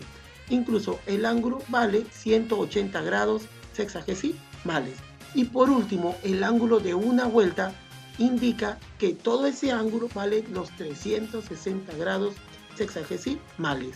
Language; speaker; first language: Spanish; native; Spanish